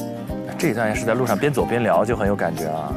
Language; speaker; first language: Chinese; native; Chinese